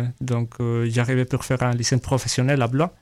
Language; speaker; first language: French; non-native, learner; Spanish